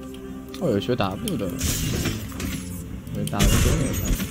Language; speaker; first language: Chinese; native; Chinese